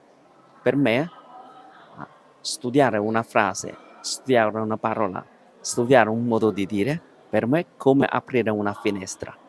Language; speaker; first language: Italian; non-native, learner; Chinese